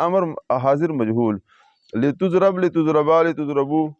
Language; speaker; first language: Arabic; non-native, fluent; Urdu